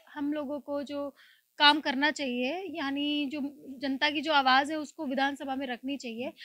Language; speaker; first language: Hindi; native; Hindi